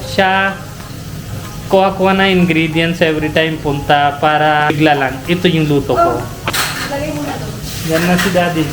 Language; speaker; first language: Filipino; non-native, learner; Punjabi